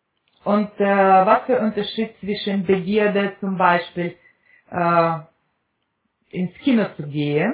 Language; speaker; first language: German; non-native, fluent; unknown